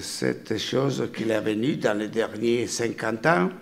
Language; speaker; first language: French; non-native, fluent; Italian